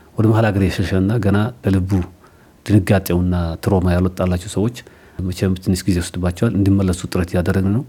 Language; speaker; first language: Amharic; non-native, local second language; Somali